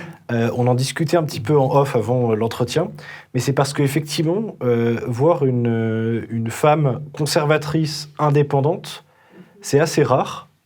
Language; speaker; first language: French; native; French